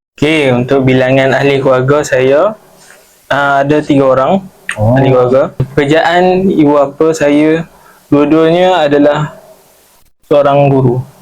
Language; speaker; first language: Malay; native; Malay